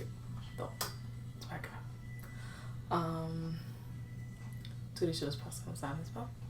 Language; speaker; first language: French; non-native, learner; English